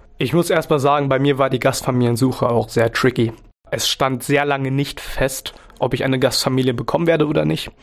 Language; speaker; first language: German; early bilingual, other home language; Vietnamese